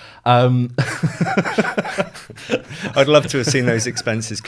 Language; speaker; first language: English; native; English